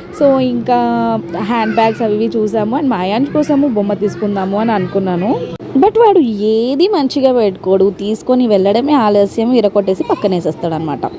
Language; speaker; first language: Telugu; non-native, local second language; Tamil